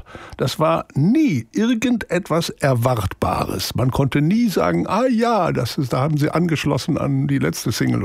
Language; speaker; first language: German; native; German